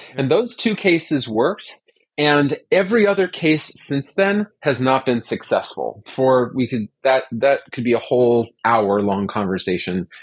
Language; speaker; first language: English; native; English